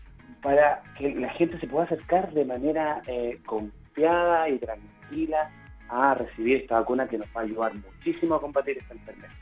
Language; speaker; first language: Spanish; native; Spanish